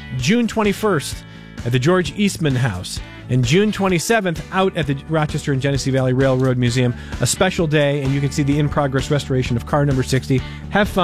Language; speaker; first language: English; native; English